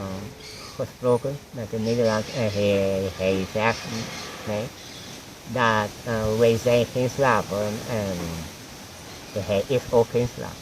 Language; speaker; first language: Dutch; non-native, local second language; Papiamento